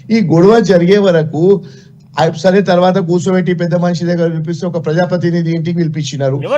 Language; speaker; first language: Telugu; non-native, local second language; Gujarati